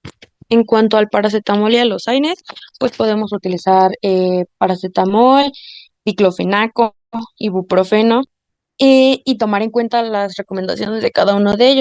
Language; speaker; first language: Spanish; native; Spanish